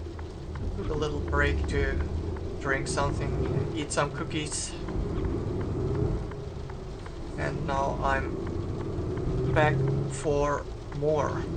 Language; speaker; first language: English; non-native, fluent; German